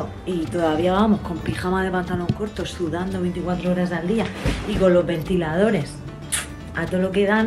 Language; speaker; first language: Spanish; native; Spanish